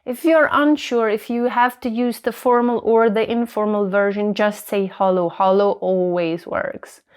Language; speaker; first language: English; non-native, fluent; German